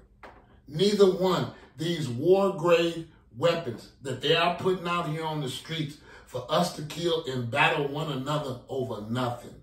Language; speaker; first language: English; native; English